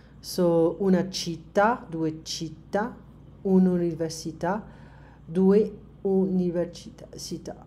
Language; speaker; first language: Italian; non-native, learner; French